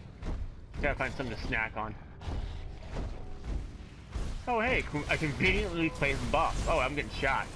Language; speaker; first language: English; native; English